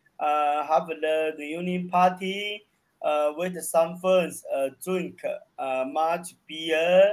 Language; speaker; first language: English; non-native, learner; Chinese